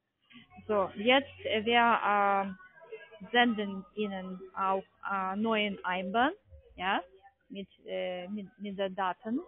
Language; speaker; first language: German; non-native, learner; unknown